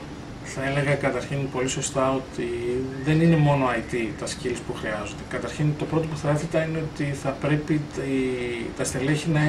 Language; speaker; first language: Greek; native; Greek